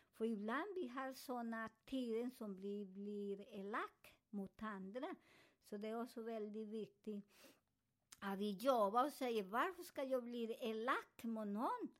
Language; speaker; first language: Swedish; non-native, fluent; Spanish